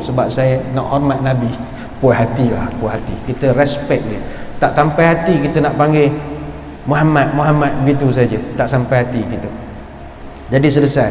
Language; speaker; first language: Malay; native; Malay